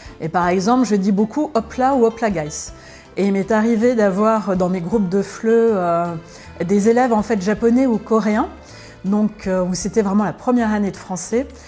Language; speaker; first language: French; early bilingual, other home language; Spanish